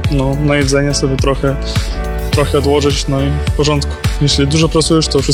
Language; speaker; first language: Polish; non-native, learner; Ukrainian